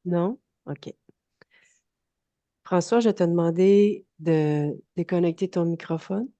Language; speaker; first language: French; native; French